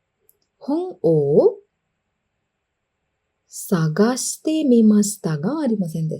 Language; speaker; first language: Japanese; non-native, fluent; Sinhala